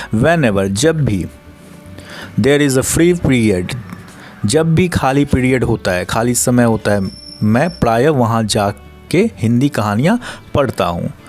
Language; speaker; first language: Hindi; native; Hindi